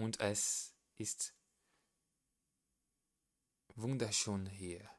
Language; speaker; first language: German; non-native, learner; Portuguese